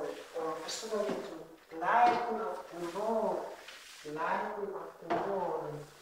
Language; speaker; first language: German; non-native, fluent; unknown